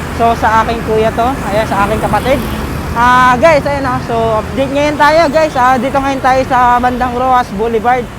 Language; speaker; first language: Filipino; native; Filipino